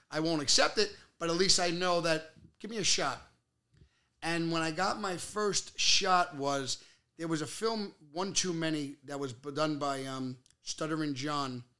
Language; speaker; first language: English; native; English